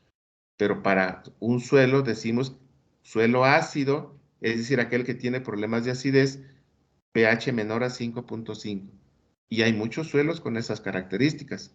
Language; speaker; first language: Spanish; native; Spanish